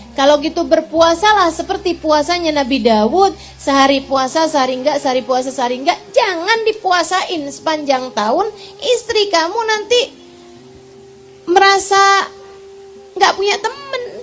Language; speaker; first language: Indonesian; native; Indonesian